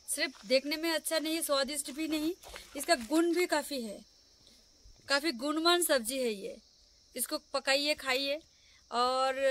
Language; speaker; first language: Hindi; non-native, local second language; Bangla